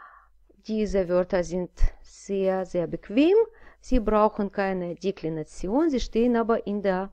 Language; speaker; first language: German; non-native, fluent; Russian